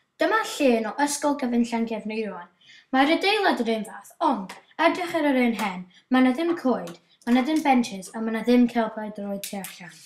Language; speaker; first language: Welsh; non-native, local second language; English